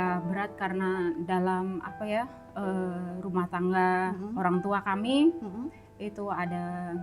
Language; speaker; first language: Indonesian; non-native, local second language; Javanese